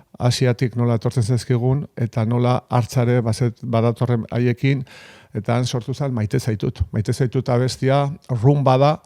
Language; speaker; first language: Basque; non-native, local second language; Spanish